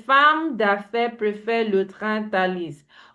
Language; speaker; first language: French; non-native, fluent; English